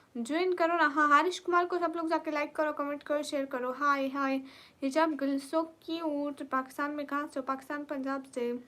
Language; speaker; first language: Urdu; non-native, local second language; Punjabi